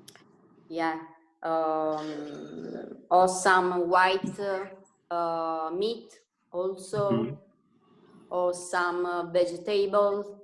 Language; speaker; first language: English; non-native, learner; Italian